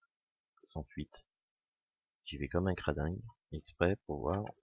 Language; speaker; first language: French; native; French